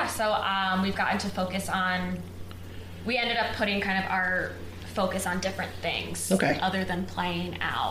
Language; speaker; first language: English; native; English